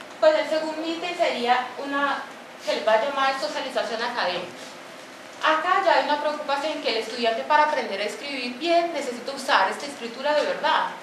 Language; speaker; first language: Spanish; non-native, fluent; Portuguese